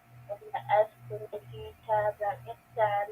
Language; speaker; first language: Arabic; non-native, learner; English